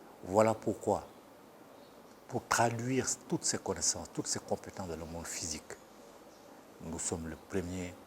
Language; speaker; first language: French; non-native, local second language; Bambara